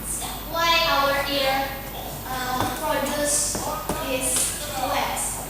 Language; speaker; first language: English; non-native, learner; Indonesian